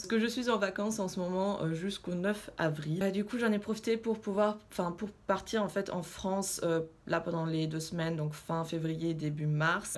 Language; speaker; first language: French; early bilingual, other home language; Russian